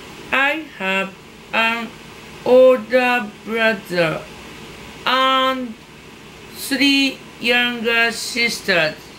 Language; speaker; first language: English; non-native, learner; Japanese